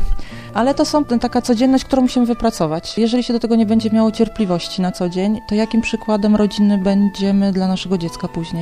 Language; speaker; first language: Polish; native; Polish